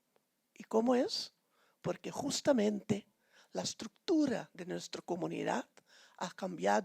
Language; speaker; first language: Spanish; non-native, fluent; Papiamento